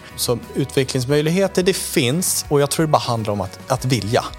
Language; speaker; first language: Swedish; non-native, fluent; Spanish